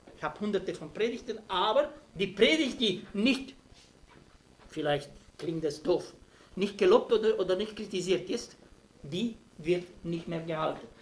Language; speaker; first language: German; non-native, fluent; Romanian